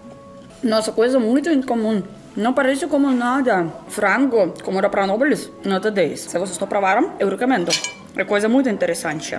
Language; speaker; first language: Portuguese; non-native, fluent; Russian